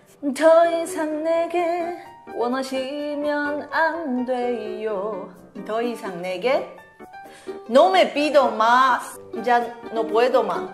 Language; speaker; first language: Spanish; non-native, learner; Korean